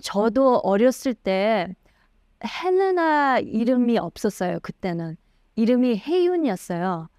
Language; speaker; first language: Korean; early bilingual, heritage; Korean